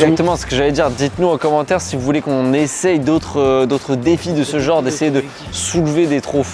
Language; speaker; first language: French; native; French